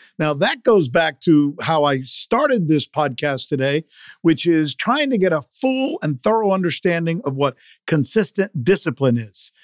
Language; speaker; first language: English; early bilingual, other home language; Spanish